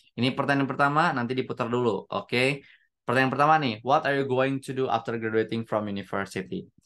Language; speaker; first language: English; non-native, fluent; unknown